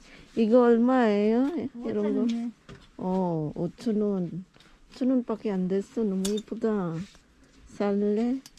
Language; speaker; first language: Korean; non-native, learner; Filipino